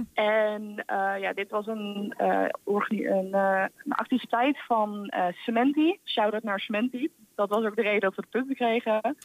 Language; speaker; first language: Dutch; native; Dutch